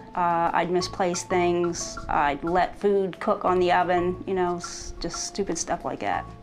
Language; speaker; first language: English; native; English